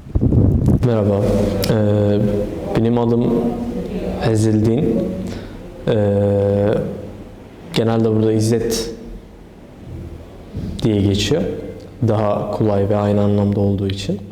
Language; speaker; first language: Turkish; early bilingual, other home language; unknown